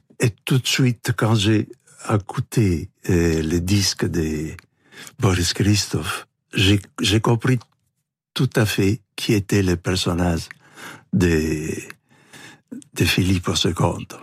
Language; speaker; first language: French; non-native, fluent; Italian